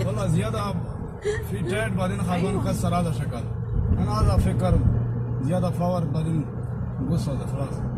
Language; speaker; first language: Arabic; non-native, learner; Hindi